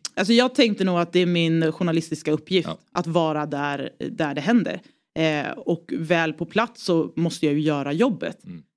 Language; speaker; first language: Swedish; early bilingual, other home language; Persian